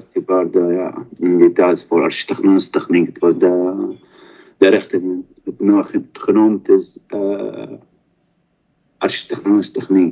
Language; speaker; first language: Dutch; non-native, learner; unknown